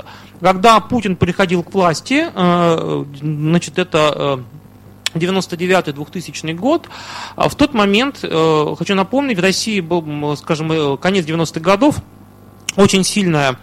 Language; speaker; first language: Russian; native; Russian